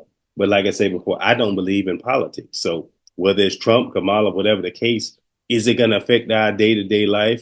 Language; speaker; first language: English; native; English